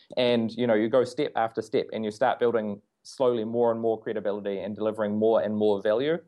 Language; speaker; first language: English; native; English